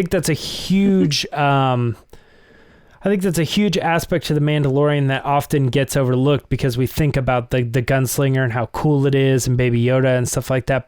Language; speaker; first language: English; native; English